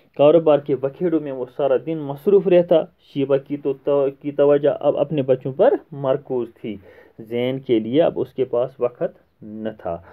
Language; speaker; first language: Urdu; non-native, local second language; Kashmiri